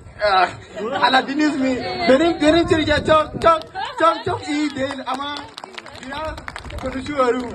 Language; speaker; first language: Turkish; non-native, learner; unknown